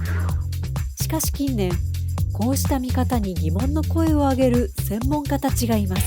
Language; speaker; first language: Japanese; native; Japanese